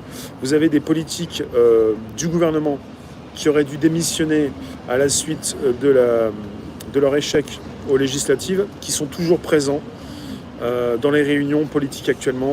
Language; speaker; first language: French; native; French